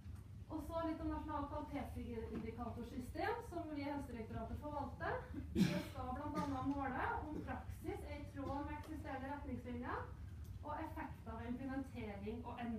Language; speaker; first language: Norwegian; native; Norwegian